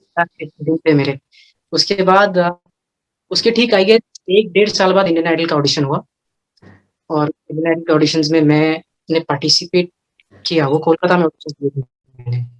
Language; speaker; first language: Hindi; non-native, local second language; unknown